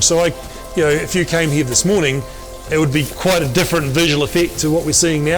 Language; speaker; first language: English; native; English